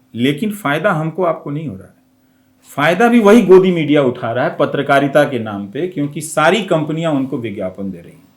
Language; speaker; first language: Hindi; non-native, local second language; Bhojpuri